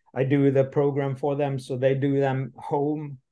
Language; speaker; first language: English; non-native, learner; Swedish